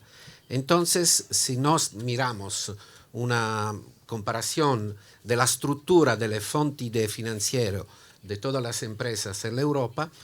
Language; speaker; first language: Spanish; non-native, learner; Italian